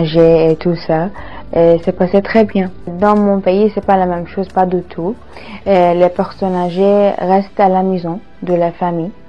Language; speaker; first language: French; non-native, fluent; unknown